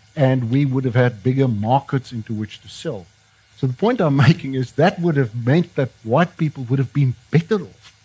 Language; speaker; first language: English; non-native, local second language; Afrikaans